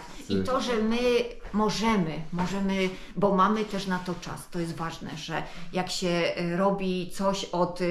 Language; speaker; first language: Polish; native; Polish